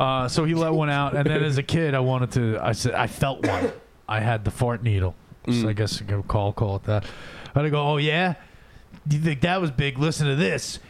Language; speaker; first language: English; native; English